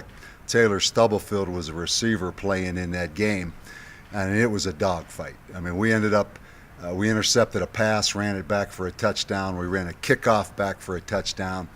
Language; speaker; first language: English; native; English